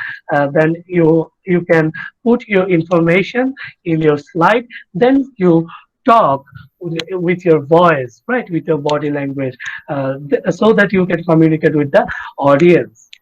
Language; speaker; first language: English; non-native, fluent; Bangla